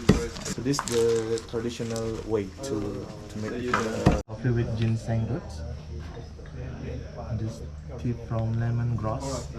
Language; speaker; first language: English; non-native, local second language; Indonesian